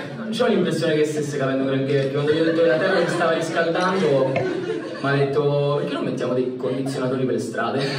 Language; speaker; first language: Italian; early bilingual, heritage; Italian